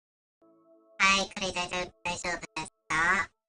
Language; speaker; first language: Japanese; non-native, learner; English